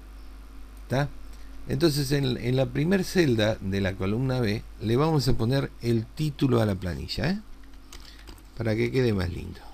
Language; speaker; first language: Spanish; native; Spanish